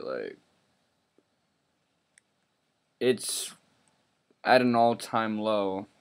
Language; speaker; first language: English; native; English